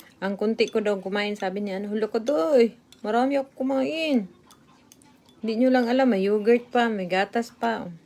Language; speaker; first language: Filipino; non-native, local second language; Cebuano